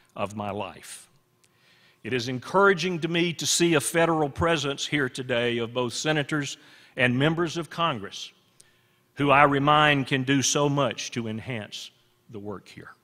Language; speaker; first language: English; native; English